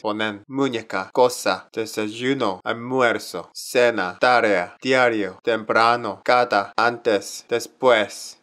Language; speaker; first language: Spanish; non-native, learner; Korean